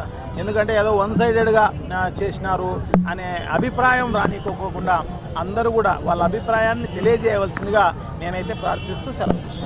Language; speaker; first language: Telugu; native; Telugu